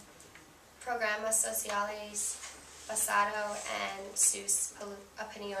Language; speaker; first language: Spanish; non-native, learner; English